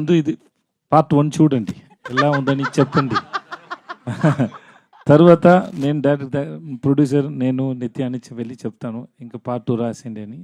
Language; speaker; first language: Telugu; non-native, learner; Tamil